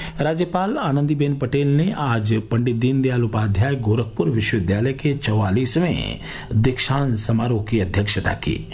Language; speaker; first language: Hindi; native; Hindi